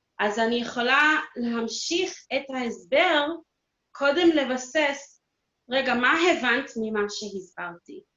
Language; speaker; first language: Hebrew; non-native, fluent; English